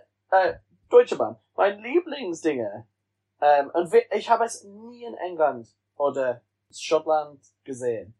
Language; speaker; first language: German; non-native, learner; English